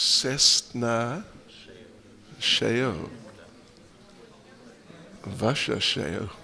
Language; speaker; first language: Russian; non-native, fluent; English